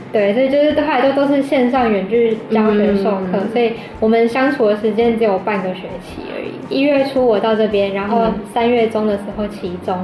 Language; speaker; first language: Chinese; native; Chinese